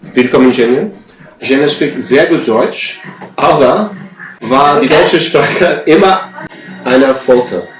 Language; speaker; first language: German; non-native, fluent; English